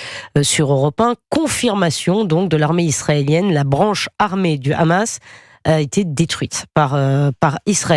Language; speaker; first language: French; native; French